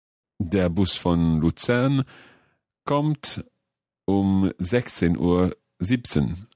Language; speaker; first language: German; non-native, learner; English